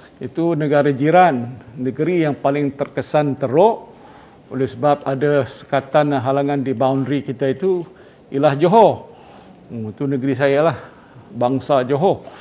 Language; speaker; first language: Malay; native; Malay